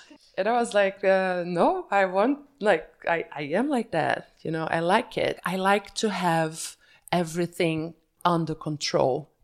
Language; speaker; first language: English; early bilingual, other home language; Portuguese